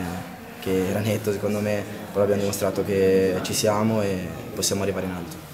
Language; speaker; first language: Italian; native; Italian